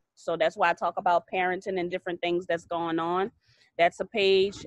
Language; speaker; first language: English; native; English